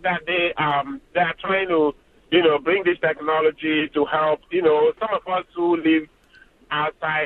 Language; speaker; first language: English; non-native, local second language; Igbo